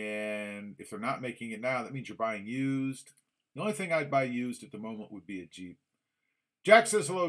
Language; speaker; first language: English; native; English